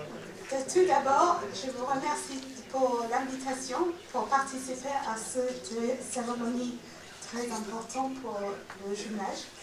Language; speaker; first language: French; non-native, fluent; English